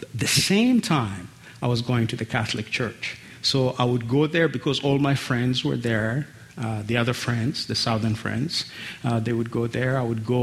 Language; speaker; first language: English; non-native, fluent; Arabic